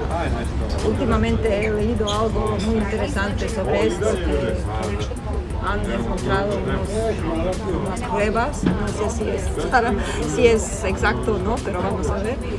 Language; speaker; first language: Spanish; non-native, fluent; Serbian